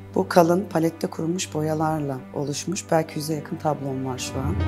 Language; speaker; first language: Turkish; native; Turkish